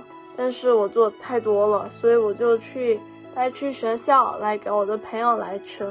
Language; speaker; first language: Chinese; early bilingual, heritage; Chinese